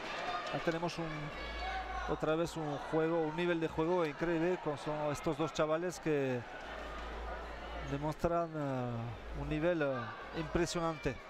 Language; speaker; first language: Spanish; non-native, fluent; French